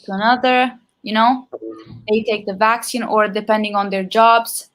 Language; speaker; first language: English; non-native, fluent; Italian